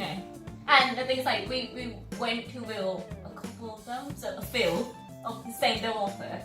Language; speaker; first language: English; non-native, fluent; Thai